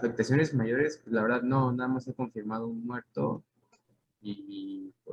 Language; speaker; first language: Spanish; native; Spanish